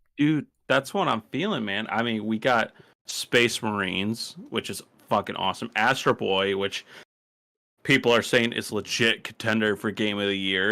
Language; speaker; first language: English; native; English